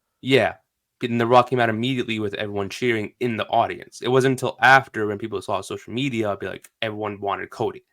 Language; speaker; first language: English; native; English